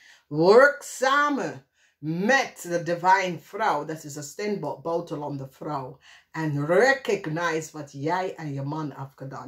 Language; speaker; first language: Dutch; non-native, fluent; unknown